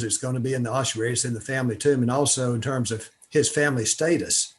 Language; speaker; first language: English; native; English